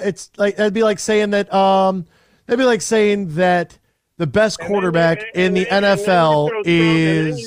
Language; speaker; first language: English; native; English